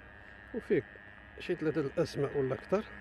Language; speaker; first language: Arabic; native; Arabic